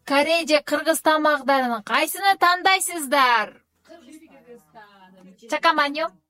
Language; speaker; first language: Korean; non-native, fluent; Kyrgyz